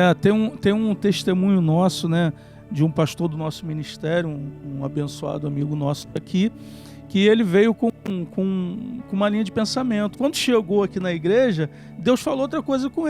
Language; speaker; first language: Portuguese; native; Portuguese